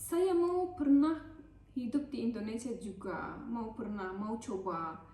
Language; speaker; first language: Indonesian; non-native, learner; Turkish